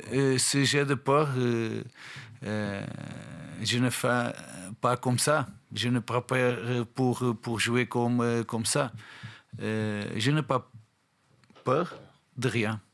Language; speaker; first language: French; non-native, fluent; Portuguese